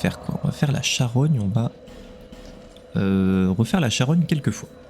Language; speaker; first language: French; native; French